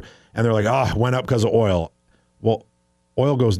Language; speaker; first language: English; native; English